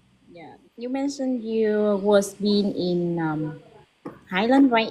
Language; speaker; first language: English; non-native, learner; Vietnamese